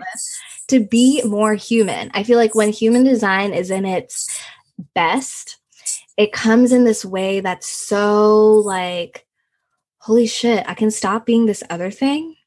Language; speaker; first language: English; early bilingual, other home language; Nepali